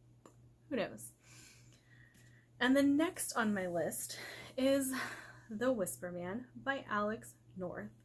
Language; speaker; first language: English; native; English